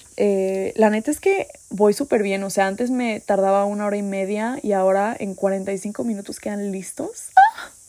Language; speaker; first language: Spanish; native; Spanish